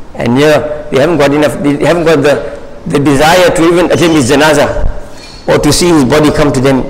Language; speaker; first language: English; native; English